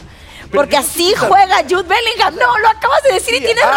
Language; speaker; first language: Spanish; native; Spanish